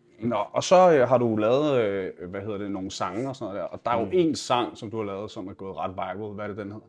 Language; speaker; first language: Danish; native; Danish